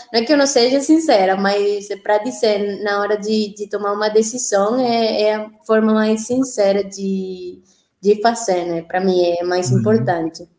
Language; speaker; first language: Portuguese; non-native, fluent; Spanish